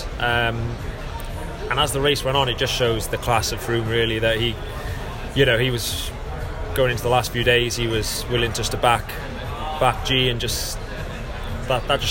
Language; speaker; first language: English; native; English